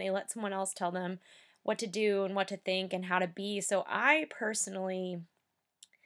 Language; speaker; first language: English; native; English